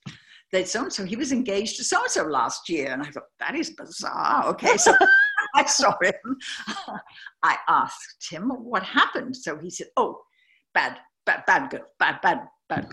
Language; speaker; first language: English; native; English